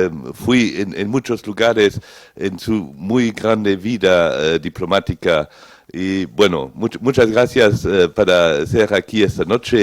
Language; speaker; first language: Spanish; non-native, learner; Luxembourgish